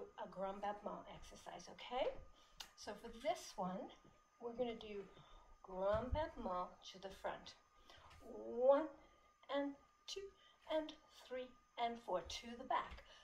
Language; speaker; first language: English; native; English